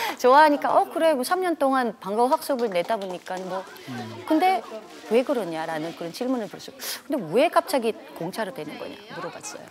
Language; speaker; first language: Korean; non-native, fluent; Filipino